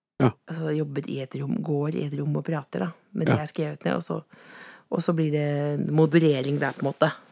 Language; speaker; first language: Norwegian; native; Norwegian